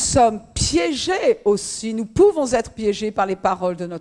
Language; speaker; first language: French; native; French